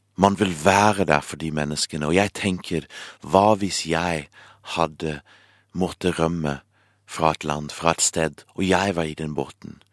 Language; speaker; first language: Norwegian; non-native, fluent; English